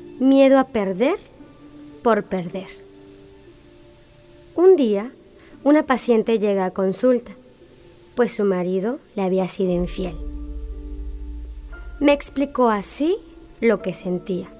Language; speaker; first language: Spanish; native; Spanish